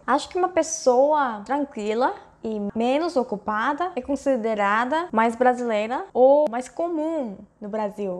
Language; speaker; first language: Portuguese; non-native, fluent; Korean